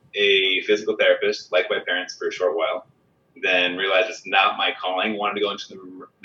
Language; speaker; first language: English; native; English